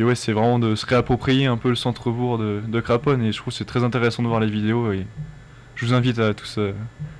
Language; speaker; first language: French; native; French